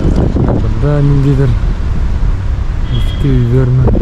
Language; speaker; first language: Turkish; non-native, learner; Bashkir